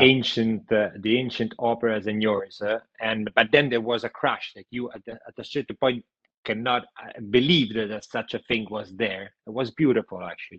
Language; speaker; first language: English; non-native, fluent; Italian